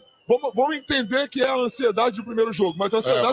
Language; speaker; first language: Portuguese; native; Portuguese